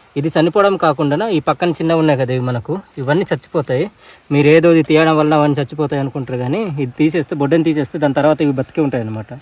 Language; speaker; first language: Telugu; native; Telugu